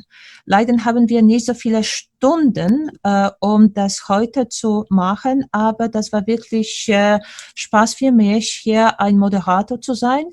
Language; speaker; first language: German; non-native, fluent; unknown